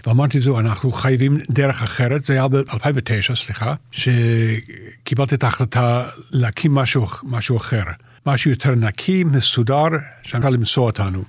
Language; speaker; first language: Hebrew; non-native, fluent; English